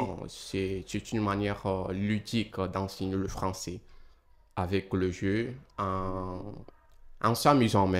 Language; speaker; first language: French; non-native, fluent; Portuguese